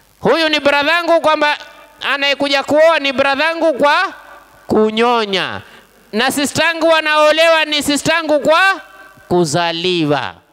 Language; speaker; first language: Swahili; native; Swahili